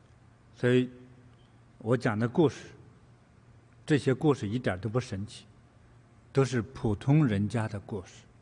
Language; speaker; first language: Chinese; native; Chinese